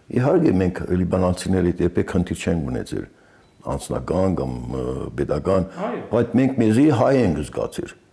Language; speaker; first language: Armenian; early bilingual, heritage; Armenian